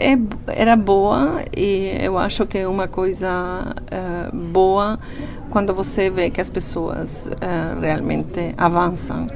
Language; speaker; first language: Portuguese; non-native, fluent; Spanish